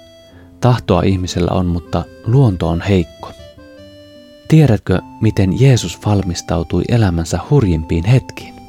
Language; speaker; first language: Finnish; native; Finnish